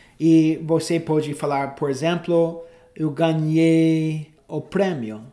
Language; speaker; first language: Portuguese; non-native, fluent; English